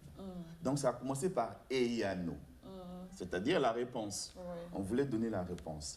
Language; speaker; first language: French; non-native, local second language; Lingala